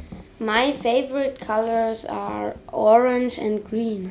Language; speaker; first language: English; non-native, learner; German